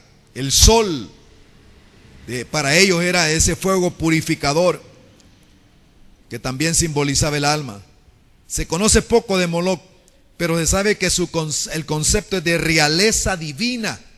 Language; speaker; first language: Spanish; native; Spanish